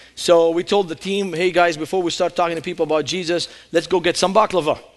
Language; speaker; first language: English; non-native, fluent; Arabic